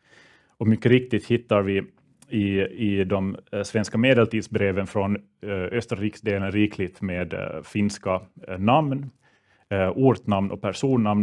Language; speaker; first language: Swedish; native; Swedish